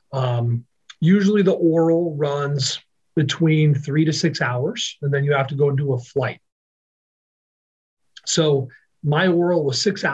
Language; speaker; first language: English; native; English